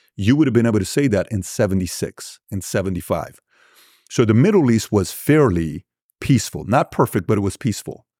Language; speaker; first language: English; early bilingual, other home language; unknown